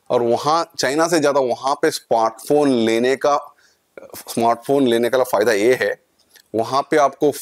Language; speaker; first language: Hindi; non-native, local second language; Kannada